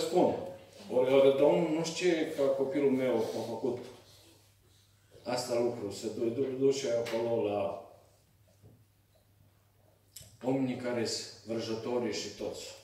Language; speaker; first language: Romanian; non-native, learner; Serbian